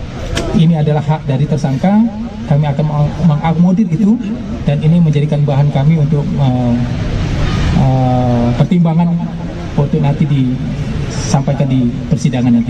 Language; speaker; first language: Indonesian; native; Indonesian